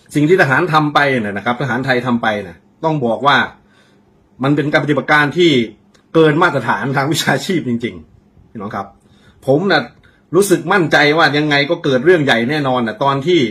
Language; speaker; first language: Thai; native; Thai